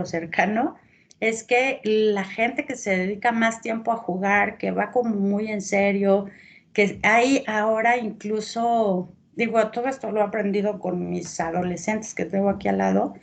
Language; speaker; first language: Spanish; native; Spanish